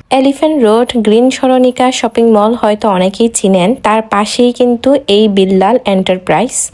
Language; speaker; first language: Bangla; native; Bangla